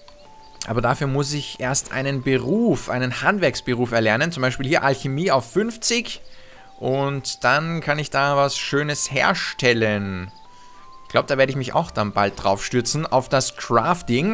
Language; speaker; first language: German; native; German